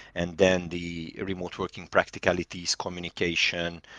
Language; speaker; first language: English; non-native, fluent; Hungarian